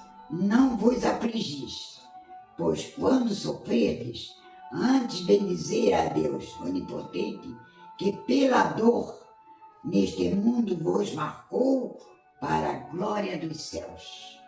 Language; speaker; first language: Portuguese; native; Portuguese